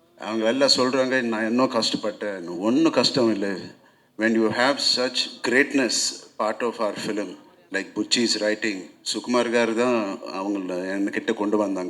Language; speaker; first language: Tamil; non-native, local second language; Telugu